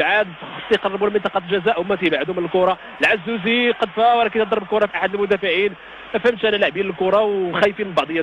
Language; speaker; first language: Arabic; native; Arabic